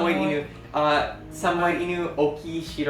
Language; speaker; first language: Japanese; non-native, learner; English